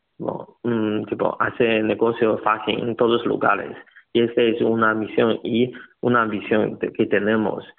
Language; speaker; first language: Spanish; non-native, learner; Chinese